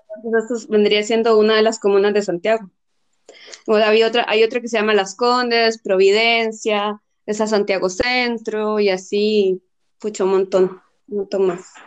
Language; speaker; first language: Spanish; native; Spanish